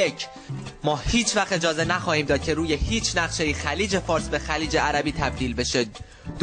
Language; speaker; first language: Persian; native; Persian